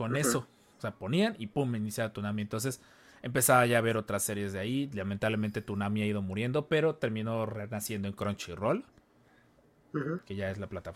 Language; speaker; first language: Spanish; native; Spanish